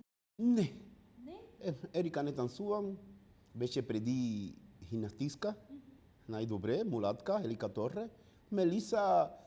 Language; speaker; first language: Bulgarian; non-native, learner; Spanish